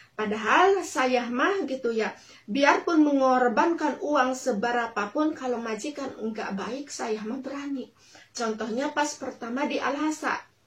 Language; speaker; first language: Indonesian; non-native, local second language; Sundanese